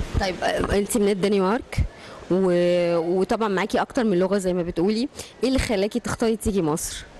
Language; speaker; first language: Arabic; native; Arabic